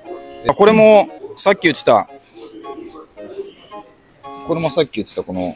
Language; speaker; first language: Japanese; native; Japanese